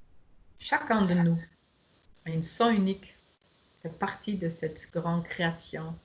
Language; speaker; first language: French; non-native, fluent; German